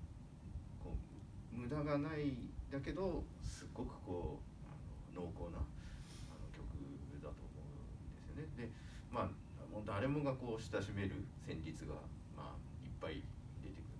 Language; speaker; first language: Japanese; native; Japanese